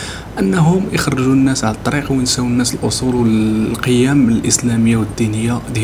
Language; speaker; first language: Arabic; native; Arabic